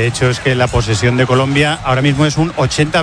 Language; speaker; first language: Spanish; native; Spanish